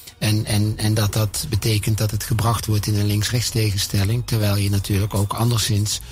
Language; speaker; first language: Dutch; native; Dutch